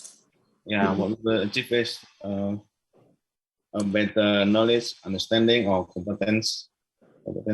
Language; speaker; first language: English; non-native, learner; Malay